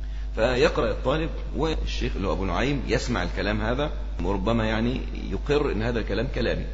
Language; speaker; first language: Arabic; native; Arabic